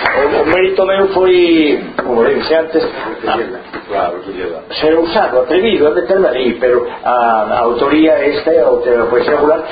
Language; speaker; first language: Galician; non-native, local second language; Spanish